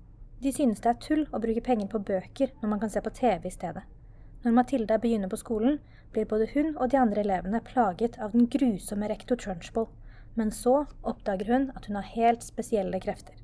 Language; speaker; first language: Norwegian; native; Norwegian